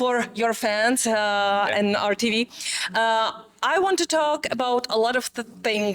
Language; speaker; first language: English; non-native, fluent; Czech